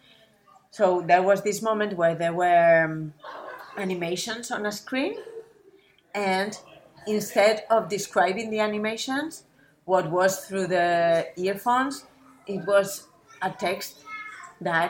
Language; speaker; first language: English; non-native, fluent; Spanish